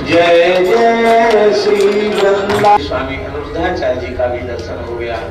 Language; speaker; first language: Hindi; native; Hindi